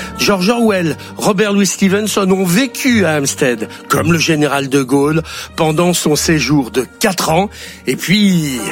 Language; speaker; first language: French; native; French